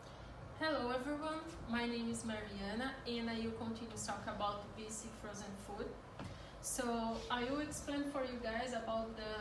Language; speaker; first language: English; non-native, learner; Portuguese